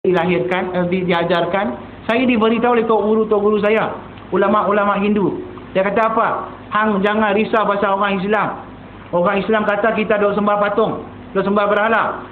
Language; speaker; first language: Malay; non-native, local second language; Tamil